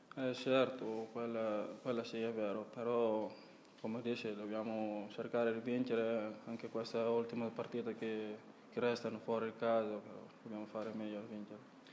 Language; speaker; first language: Italian; non-native, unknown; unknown